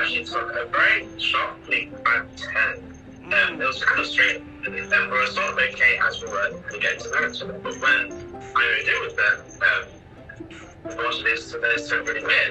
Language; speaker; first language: English; native; English